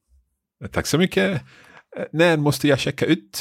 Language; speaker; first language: Swedish; non-native, learner; English